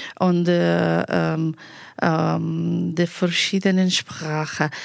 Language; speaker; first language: German; non-native, learner; Persian